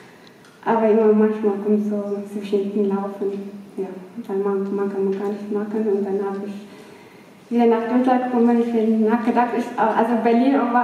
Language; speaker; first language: German; non-native, learner; Amharic